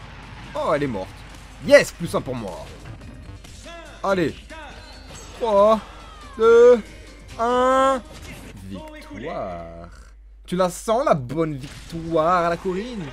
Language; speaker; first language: French; native; French